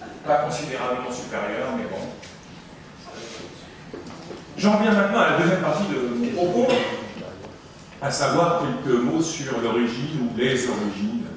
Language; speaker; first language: French; native; French